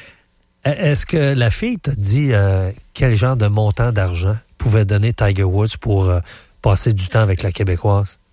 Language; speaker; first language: French; native; French